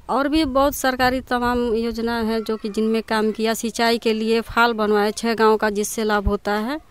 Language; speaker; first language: Hindi; non-native, local second language; Bhojpuri